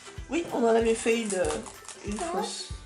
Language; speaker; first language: French; native; French